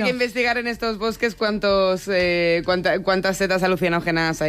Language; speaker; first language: Spanish; native; Spanish